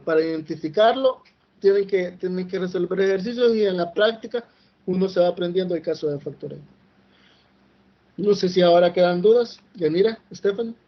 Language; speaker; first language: Spanish; native; Spanish